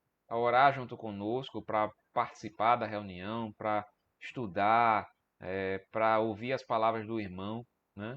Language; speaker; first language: Portuguese; native; Portuguese